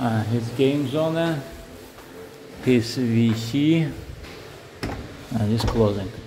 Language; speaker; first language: English; non-native, learner; Russian